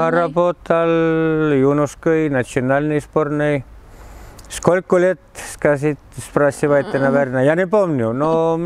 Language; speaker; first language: Russian; non-native, learner; Estonian